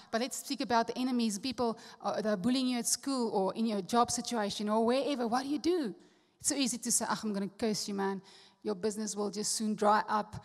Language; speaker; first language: English; non-native, local second language; Afrikaans